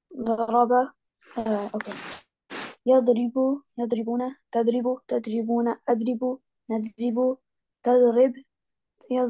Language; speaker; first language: Arabic; non-native, learner; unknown